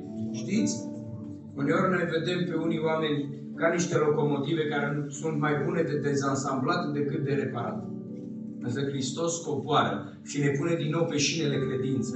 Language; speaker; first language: Romanian; native; Romanian